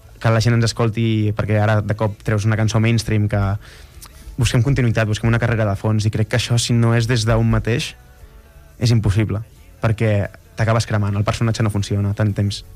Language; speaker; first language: Catalan; native; Catalan